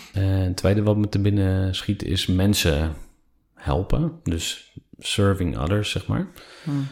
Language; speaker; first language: Dutch; native; Dutch